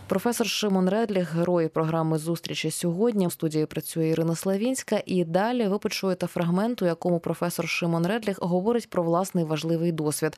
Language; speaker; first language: Ukrainian; native; Ukrainian